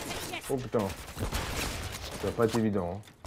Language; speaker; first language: French; native; French